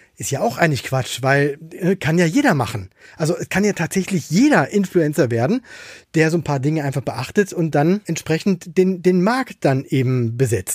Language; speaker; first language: German; native; German